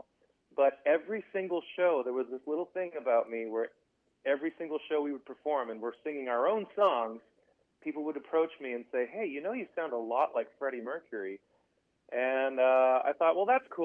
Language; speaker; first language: English; native; English